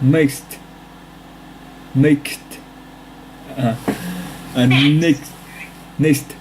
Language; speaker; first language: English; non-native, learner; Vietnamese